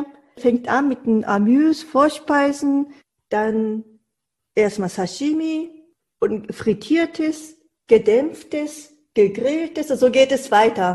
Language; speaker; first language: German; non-native, fluent; Japanese